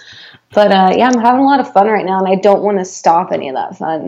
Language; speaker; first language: English; native; English